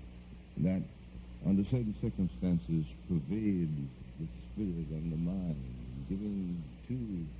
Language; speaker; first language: English; native; English